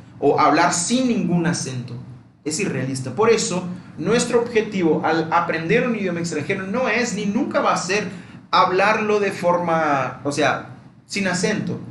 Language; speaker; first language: Spanish; non-native, fluent; Portuguese